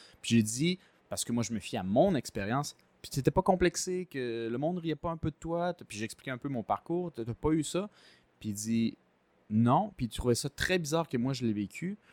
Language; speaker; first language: French; native; French